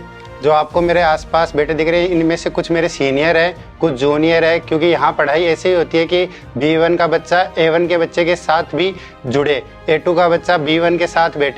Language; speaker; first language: Hindi; native; Hindi